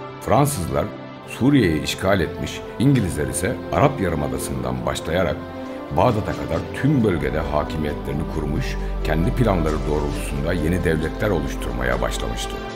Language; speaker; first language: Turkish; native; Turkish